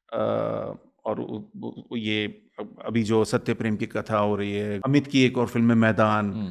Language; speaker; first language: Hindi; native; Hindi